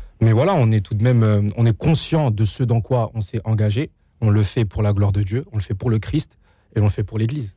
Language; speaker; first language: French; native; French